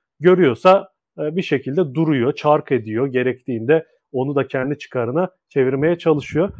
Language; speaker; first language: Turkish; native; Turkish